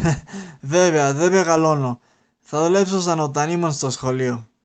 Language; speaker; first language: Greek; non-native, learner; Spanish